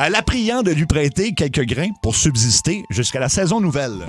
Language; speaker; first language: French; native; French